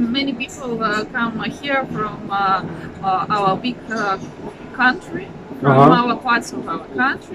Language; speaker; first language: English; non-native, fluent; Russian